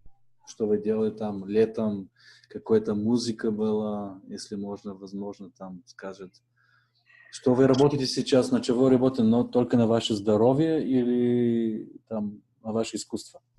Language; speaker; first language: Russian; non-native, fluent; Bulgarian